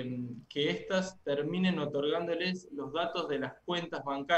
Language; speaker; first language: Spanish; native; Spanish